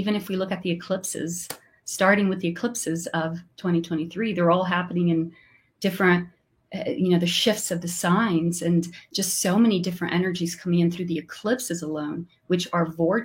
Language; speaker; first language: English; non-native, fluent; Portuguese